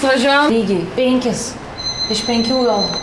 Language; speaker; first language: Lithuanian; early bilingual, heritage; Lithuanian